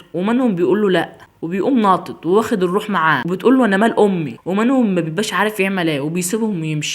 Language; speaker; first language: Arabic; native; Arabic